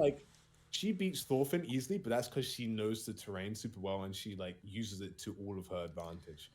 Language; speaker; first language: English; native; English